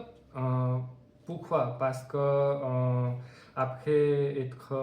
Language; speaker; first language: French; non-native, learner; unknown